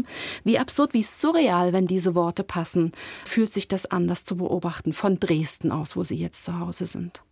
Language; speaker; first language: German; native; German